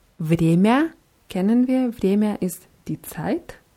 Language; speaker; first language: German; non-native, fluent; Russian